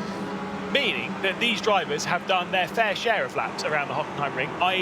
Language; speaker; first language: English; native; English